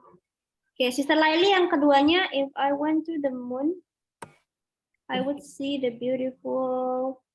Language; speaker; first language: English; non-native, fluent; Indonesian